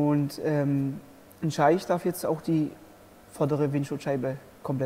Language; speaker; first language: German; early bilingual, other home language; Polish